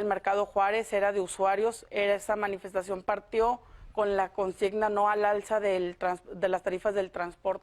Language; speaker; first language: Spanish; native; Spanish